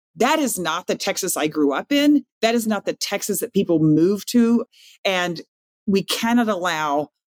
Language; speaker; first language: English; native; English